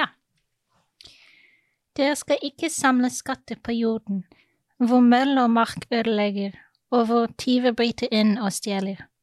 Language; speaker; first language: Norwegian; non-native, fluent; English